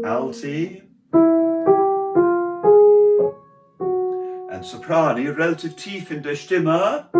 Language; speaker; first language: German; non-native, learner; English